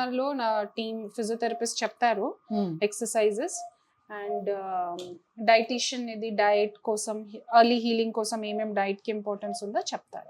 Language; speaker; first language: Telugu; non-native, fluent; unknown